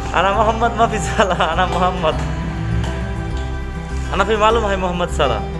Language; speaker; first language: Arabic; non-native, learner; Bangla